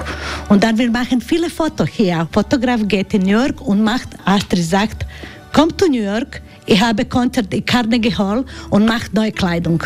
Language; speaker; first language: German; non-native, learner; Croatian